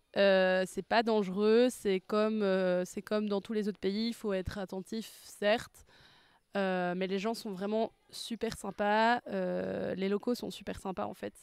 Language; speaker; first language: French; native; French